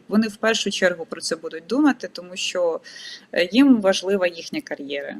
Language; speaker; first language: Ukrainian; native; Ukrainian